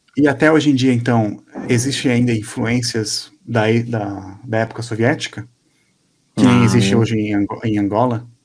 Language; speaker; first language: Portuguese; native; Portuguese